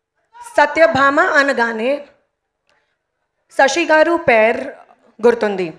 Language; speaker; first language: Telugu; non-native, local second language; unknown